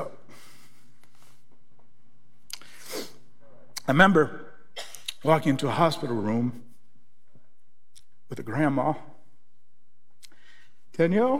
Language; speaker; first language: English; native; English